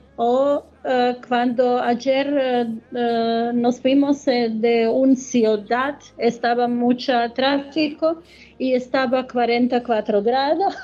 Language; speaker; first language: Spanish; non-native, learner; German